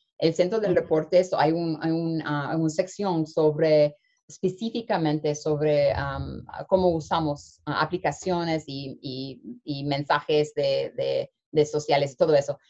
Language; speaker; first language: Spanish; early bilingual, heritage; Spanish